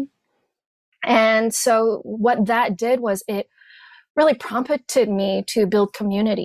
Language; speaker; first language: English; non-native, local second language; Cantonese